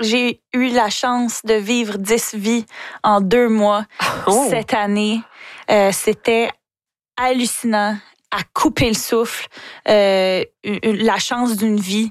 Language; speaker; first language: French; native; French